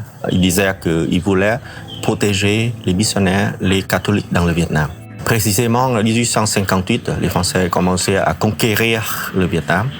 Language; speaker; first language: French; non-native, fluent; Vietnamese